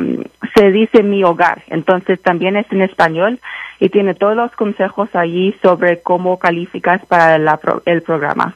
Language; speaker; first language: Spanish; early bilingual, heritage; Spanish